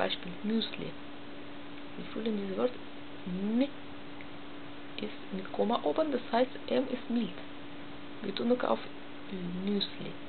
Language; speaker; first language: German; non-native, learner; Russian